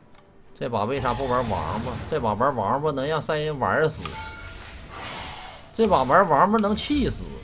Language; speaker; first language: Chinese; native; Chinese